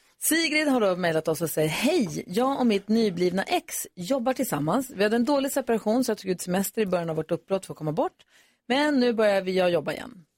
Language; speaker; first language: Swedish; native; Swedish